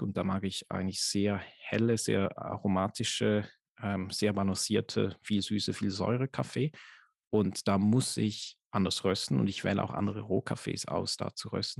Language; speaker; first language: German; native; German